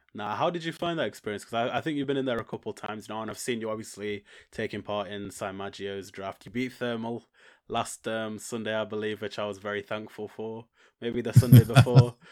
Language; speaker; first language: English; native; English